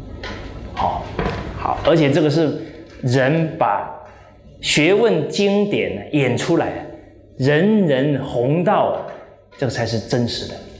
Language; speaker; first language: Chinese; native; Chinese